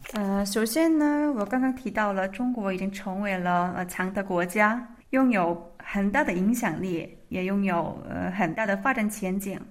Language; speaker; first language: Chinese; non-native, fluent; Korean